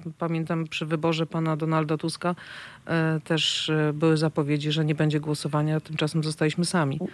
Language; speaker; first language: Polish; native; Polish